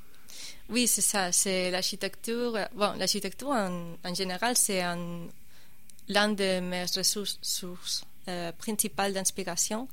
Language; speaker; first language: French; non-native, fluent; Spanish